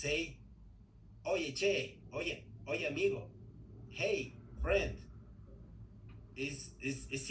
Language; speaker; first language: English; non-native, learner; Spanish